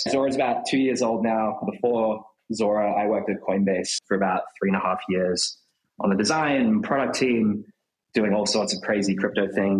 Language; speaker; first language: English; native; English